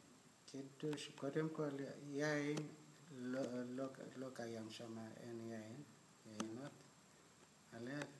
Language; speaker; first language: Hebrew; non-native, fluent; Amharic